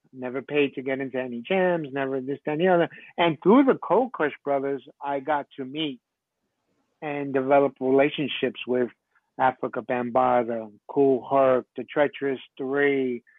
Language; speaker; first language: English; early bilingual, other home language; Spanish